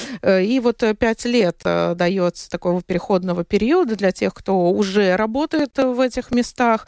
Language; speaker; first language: Russian; native; Russian